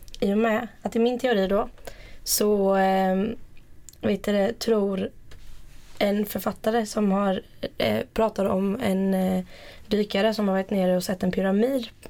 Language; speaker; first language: Swedish; native; Swedish